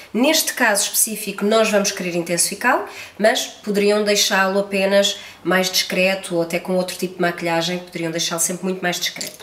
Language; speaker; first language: Portuguese; native; Portuguese